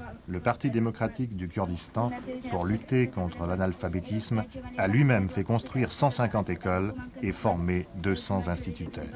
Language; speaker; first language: French; native; French